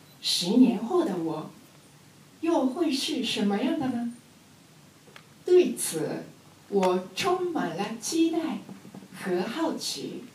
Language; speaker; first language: Chinese; non-native, learner; Japanese